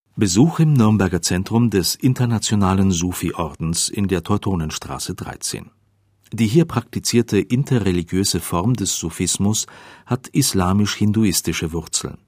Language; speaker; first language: German; native; German